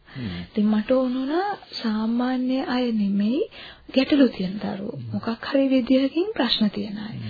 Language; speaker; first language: Sinhala; non-native, local second language; Tamil